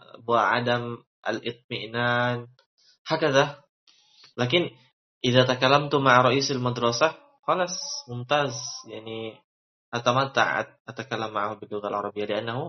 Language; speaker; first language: Arabic; non-native, fluent; Indonesian